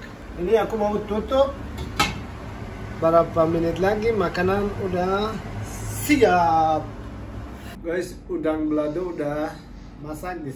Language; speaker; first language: Indonesian; non-native, learner; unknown